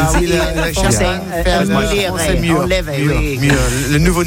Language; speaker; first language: French; non-native, learner; English